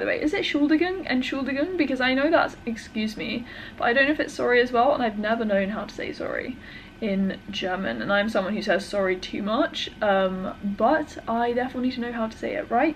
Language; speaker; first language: English; native; English